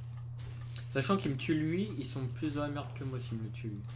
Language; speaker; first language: French; native; French